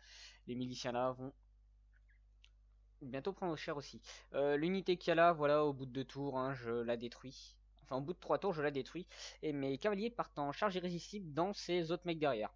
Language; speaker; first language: French; native; French